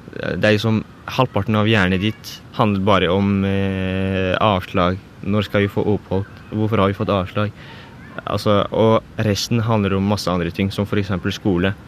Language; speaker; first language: Norwegian; early bilingual, other home language; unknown